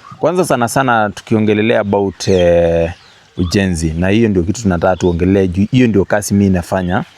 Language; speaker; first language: Swahili; native; Swahili